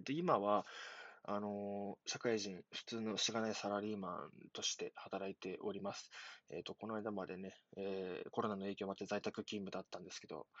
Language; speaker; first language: Japanese; native; Japanese